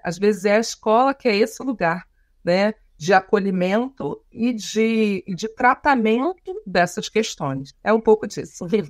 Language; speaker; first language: Portuguese; native; Portuguese